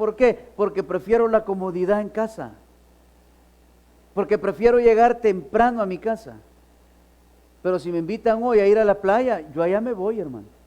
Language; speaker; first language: Spanish; native; Spanish